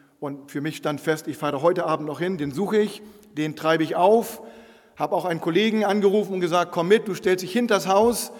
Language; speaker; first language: German; non-native, local second language; Low German